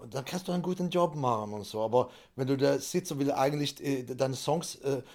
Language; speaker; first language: German; non-native, fluent; Swedish